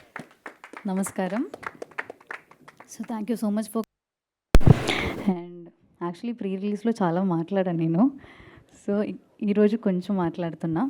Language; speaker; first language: Telugu; non-native, fluent; Malayalam